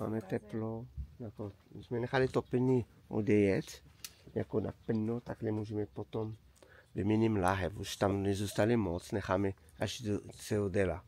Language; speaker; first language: Czech; non-native, learner; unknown